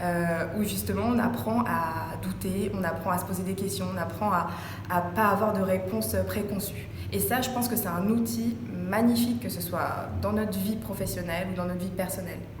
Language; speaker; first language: French; native; French